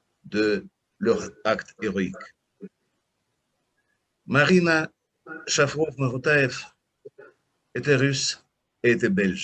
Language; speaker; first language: French; non-native, fluent; Russian